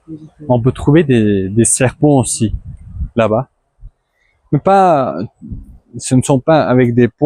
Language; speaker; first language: French; non-native, learner; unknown